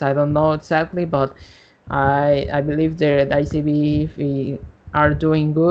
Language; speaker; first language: English; non-native, learner; Spanish